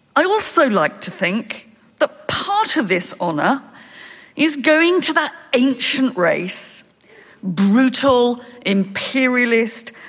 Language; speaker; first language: English; native; English